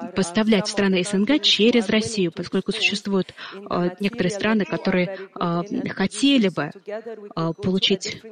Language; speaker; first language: Russian; non-native, fluent; Arabic